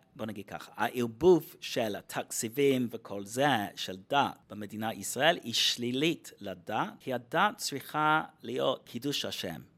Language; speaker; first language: Hebrew; non-native, fluent; English